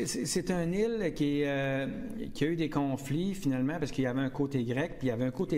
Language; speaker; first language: French; native; French